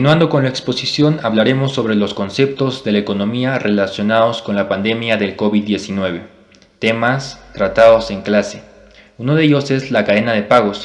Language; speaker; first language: Spanish; native; Spanish